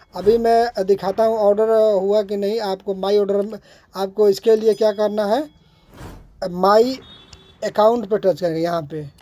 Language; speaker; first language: Hindi; native; Hindi